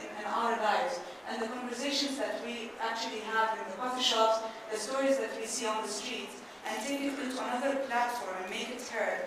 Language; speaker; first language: English; non-native, fluent; Arabic